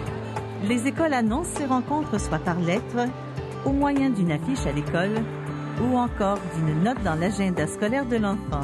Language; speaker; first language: French; native; French